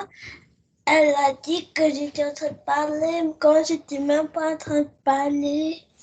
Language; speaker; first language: French; early bilingual, heritage; French